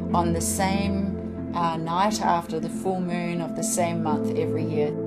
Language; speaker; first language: English; non-native, fluent; Danish